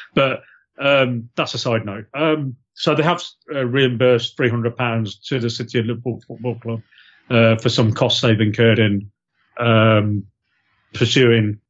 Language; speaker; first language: English; native; English